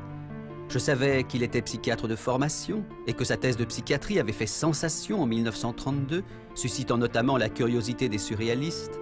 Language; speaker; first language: French; native; French